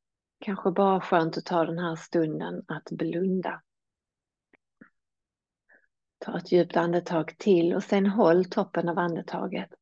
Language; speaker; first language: Swedish; native; Swedish